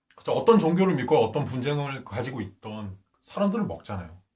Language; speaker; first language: Korean; native; Korean